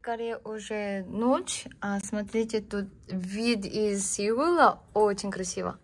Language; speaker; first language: Russian; non-native, fluent; Korean